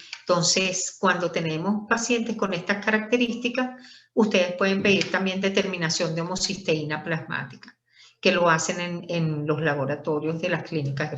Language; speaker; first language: Spanish; native; Spanish